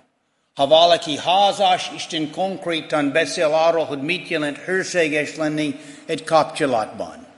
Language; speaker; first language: Hungarian; non-native, fluent; English